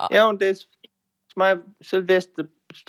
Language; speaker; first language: German; non-native, learner; English